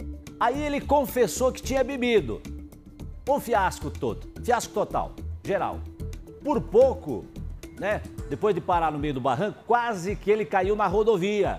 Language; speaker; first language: Portuguese; native; Portuguese